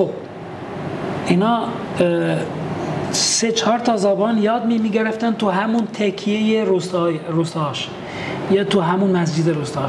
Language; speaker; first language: Persian; non-native, fluent; Albanian